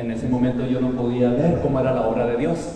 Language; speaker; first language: Spanish; native; Spanish